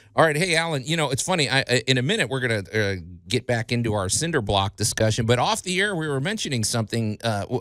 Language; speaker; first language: English; native; English